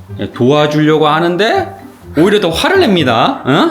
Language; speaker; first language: Korean; native; Korean